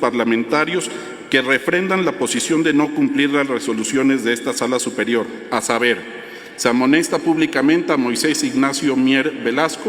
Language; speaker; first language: Spanish; native; Spanish